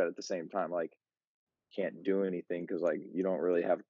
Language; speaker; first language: English; native; English